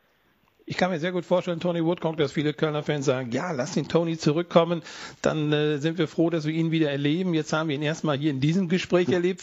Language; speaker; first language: German; native; German